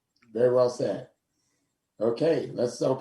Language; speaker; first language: English; native; English